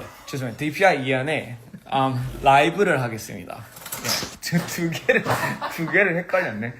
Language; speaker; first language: Korean; early bilingual, heritage; English